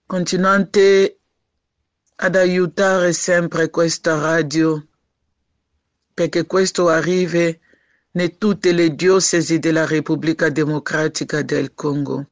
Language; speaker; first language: Italian; non-native, learner; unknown